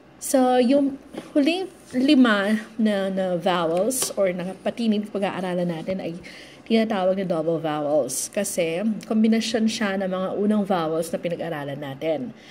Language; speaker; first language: Filipino; native; Filipino